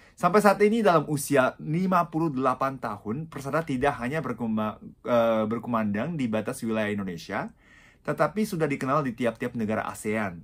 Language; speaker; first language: Indonesian; non-native, fluent; Japanese